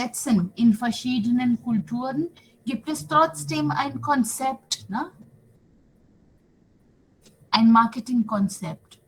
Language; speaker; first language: German; non-native, fluent; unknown